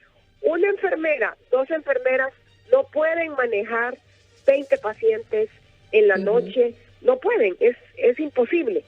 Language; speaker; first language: Spanish; native; Spanish